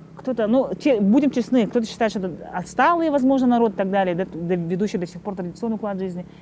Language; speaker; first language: Russian; non-native, local second language; Yakut